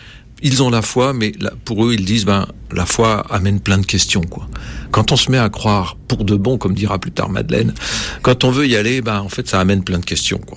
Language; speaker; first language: French; native; French